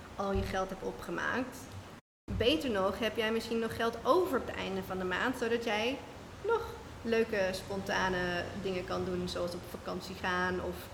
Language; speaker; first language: Dutch; non-native, fluent; English